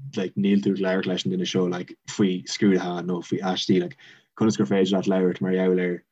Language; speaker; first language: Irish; non-native, local second language; English